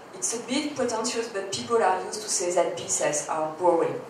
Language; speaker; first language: English; non-native, fluent; French